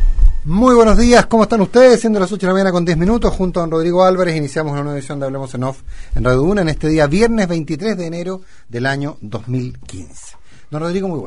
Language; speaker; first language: Spanish; native; Spanish